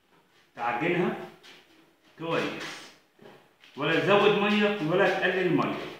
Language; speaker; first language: Arabic; native; Arabic